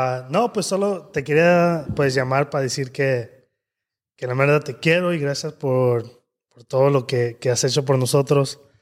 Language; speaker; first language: Spanish; early bilingual, heritage; Spanish